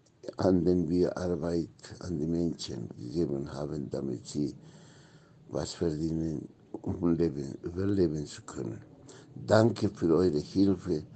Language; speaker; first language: German; non-native, fluent; Spanish